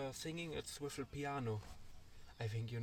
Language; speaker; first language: English; non-native, learner; German